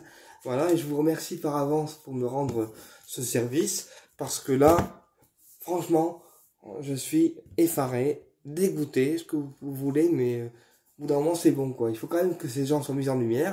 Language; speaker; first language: French; native; French